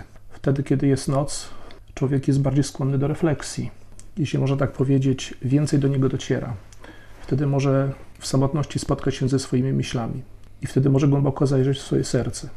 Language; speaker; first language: Polish; native; Polish